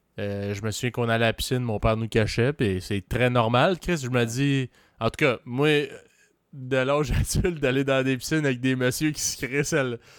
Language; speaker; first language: French; native; French